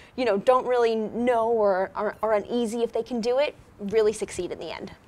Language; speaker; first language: English; native; English